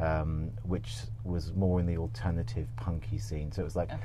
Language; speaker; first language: English; native; English